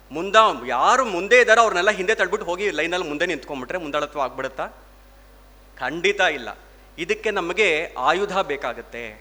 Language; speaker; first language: Kannada; non-native, local second language; Telugu